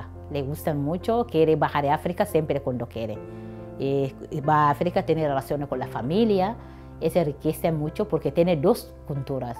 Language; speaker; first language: Spanish; non-native, learner; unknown